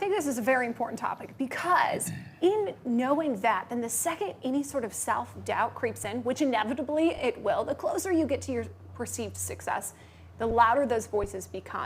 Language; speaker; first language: English; native; English